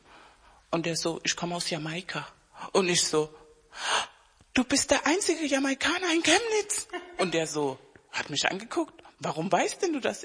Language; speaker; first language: German; non-native, fluent; Spanish